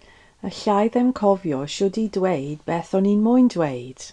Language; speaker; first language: Welsh; non-native, learner; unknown